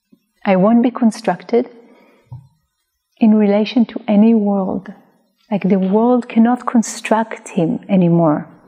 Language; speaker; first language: English; non-native, fluent; Hebrew